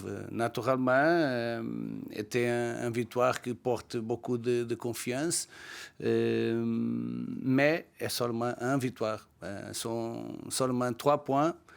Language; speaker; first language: French; non-native, learner; Portuguese